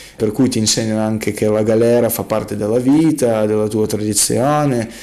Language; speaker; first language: Italian; non-native, fluent; Russian